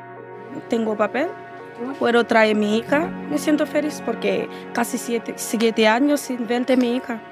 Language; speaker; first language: Spanish; non-native, learner; Haitian Creole